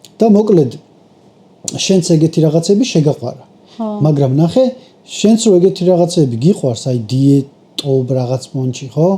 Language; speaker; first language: Georgian; native; Georgian